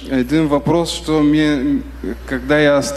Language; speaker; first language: Russian; non-native, learner; Bulgarian